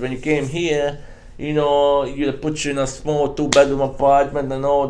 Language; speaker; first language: English; non-native, fluent; Croatian